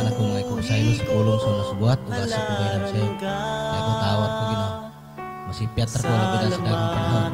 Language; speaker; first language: Cebuano; native; Cebuano